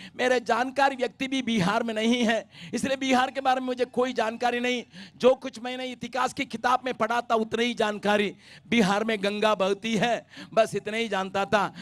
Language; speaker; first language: Hindi; non-native, local second language; Tamil